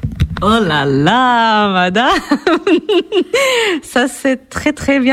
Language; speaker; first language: French; non-native, fluent; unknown